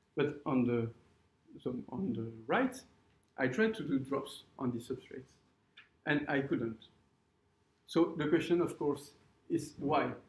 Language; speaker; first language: English; non-native, fluent; French